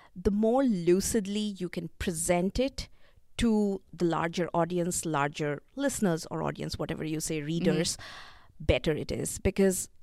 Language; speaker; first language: English; non-native, local second language; Bangla